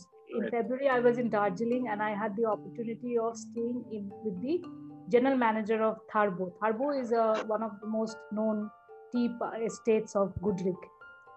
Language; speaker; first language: English; non-native, local second language; Bangla